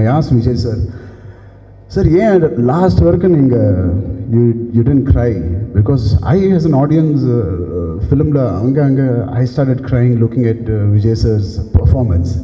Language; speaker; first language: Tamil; non-native, learner; Telugu